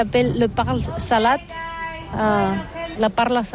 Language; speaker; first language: French; non-native, learner; Catalan